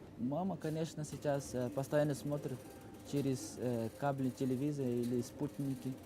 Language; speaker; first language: Russian; non-native, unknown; Portuguese